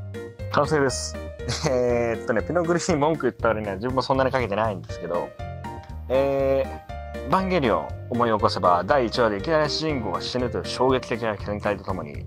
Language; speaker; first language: Japanese; native; Japanese